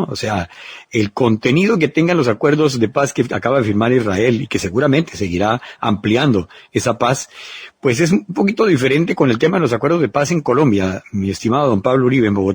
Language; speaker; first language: Spanish; native; Spanish